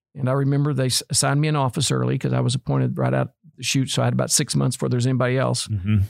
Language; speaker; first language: English; native; English